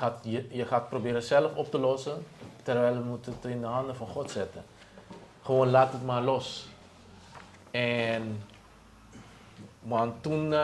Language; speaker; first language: Dutch; non-native, local second language; Papiamento